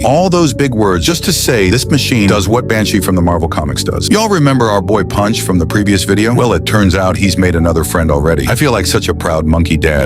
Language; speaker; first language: English; native; English